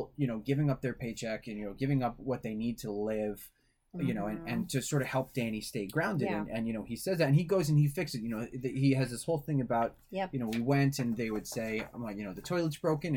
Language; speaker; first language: English; native; English